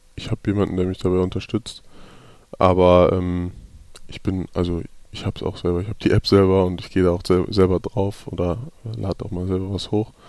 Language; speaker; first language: German; native; German